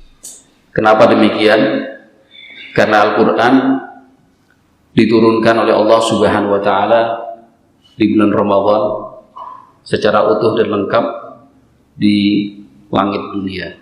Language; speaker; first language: Indonesian; native; Indonesian